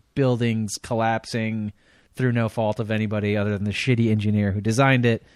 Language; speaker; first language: English; native; English